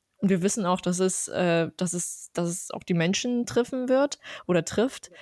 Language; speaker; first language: German; early bilingual, other home language; Armenian